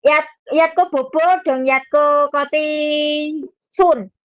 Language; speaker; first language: Cantonese; non-native, learner; Indonesian